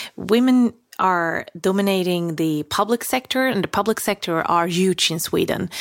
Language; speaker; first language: English; non-native, fluent; Swedish